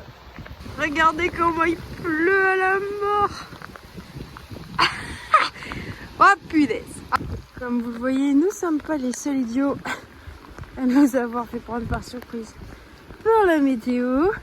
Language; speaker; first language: French; native; French